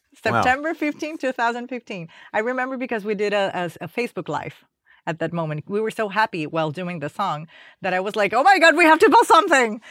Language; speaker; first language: English; non-native, fluent; Spanish